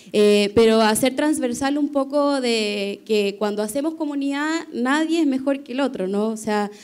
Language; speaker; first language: Spanish; native; Spanish